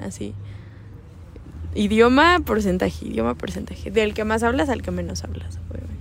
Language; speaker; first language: Spanish; non-native, learner; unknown